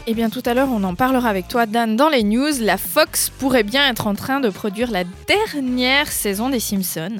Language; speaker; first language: French; native; French